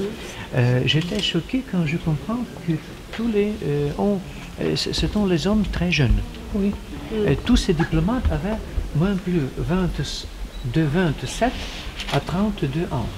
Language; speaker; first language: French; non-native, learner; Ukrainian